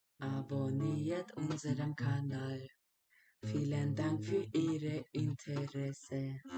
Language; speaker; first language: German; early bilingual, other home language; Turkish